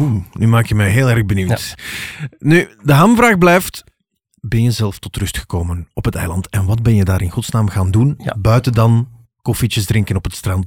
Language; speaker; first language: Dutch; native; Dutch